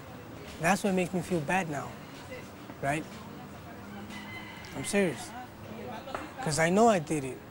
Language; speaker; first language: English; early bilingual, other home language; Spanish